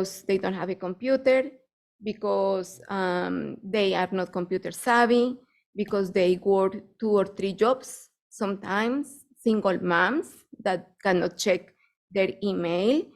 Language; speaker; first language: English; non-native, fluent; Spanish